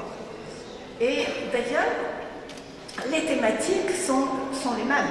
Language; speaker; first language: French; native; French